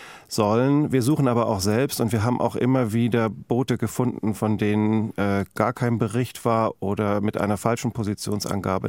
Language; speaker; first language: German; native; German